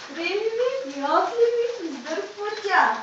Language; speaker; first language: Bulgarian; native; Bulgarian